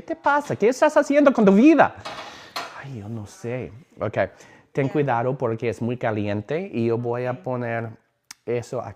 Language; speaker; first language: Spanish; non-native, learner; English